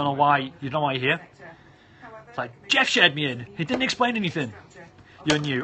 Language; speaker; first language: English; native; English